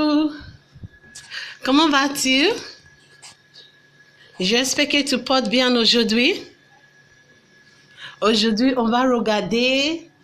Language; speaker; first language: French; non-native, learner; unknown